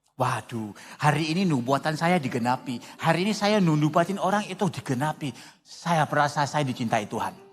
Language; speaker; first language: Indonesian; non-native, fluent; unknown